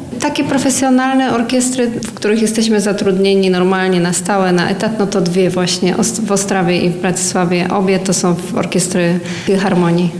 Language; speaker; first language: Polish; native; Polish